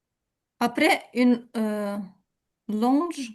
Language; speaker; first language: French; non-native, learner; Ukrainian